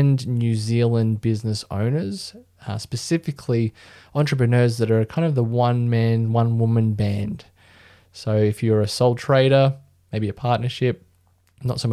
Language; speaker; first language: English; native; English